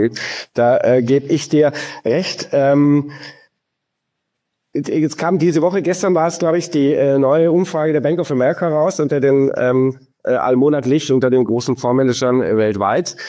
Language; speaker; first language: German; native; German